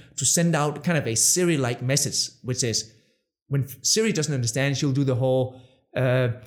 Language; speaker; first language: English; non-native, fluent; Danish